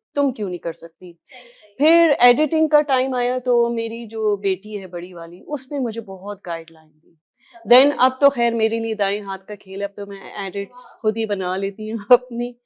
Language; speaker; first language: Urdu; native; Urdu